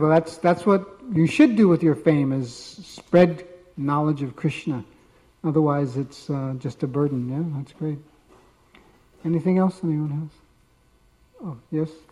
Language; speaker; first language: English; native; English